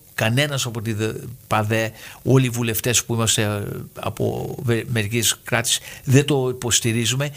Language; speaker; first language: Greek; early bilingual, heritage; Greek